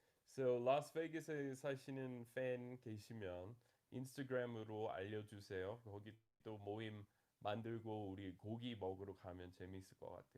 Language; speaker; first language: Korean; non-native, fluent; English